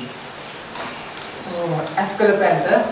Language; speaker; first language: French; non-native, learner; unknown